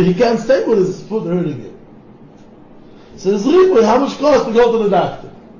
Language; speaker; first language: English; non-native, fluent; Hebrew